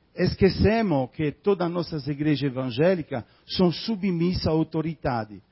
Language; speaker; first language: Portuguese; non-native, fluent; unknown